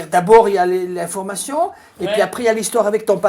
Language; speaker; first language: French; native; French